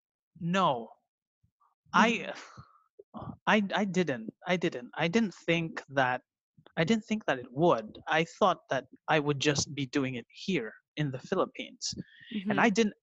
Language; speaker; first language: English; non-native, local second language; Filipino